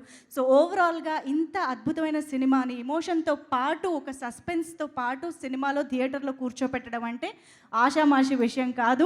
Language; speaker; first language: Telugu; native; Telugu